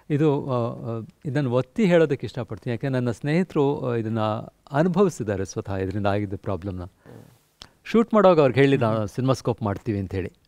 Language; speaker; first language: Kannada; native; Kannada